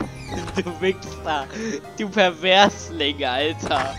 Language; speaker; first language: German; native; German